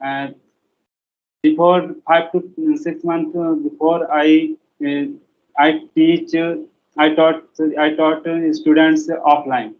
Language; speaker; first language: English; non-native, learner; Hindi